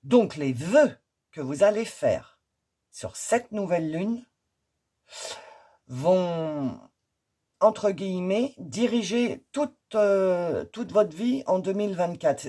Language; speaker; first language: French; native; French